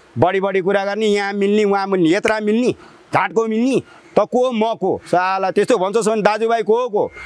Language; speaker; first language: Nepali; native; Nepali